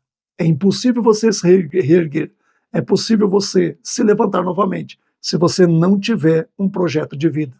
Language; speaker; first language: Portuguese; native; Portuguese